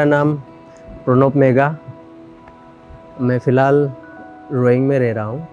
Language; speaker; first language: Hindi; non-native, local second language; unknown